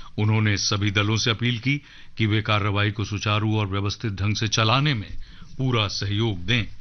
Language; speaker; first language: Hindi; native; Hindi